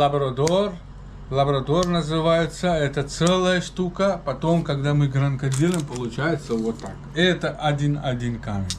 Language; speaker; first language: Russian; non-native, learner; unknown